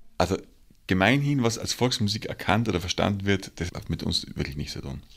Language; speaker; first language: German; native; German